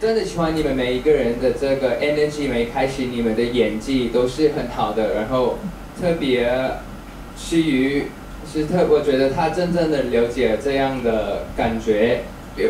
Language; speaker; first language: Chinese; non-native, learner; Thai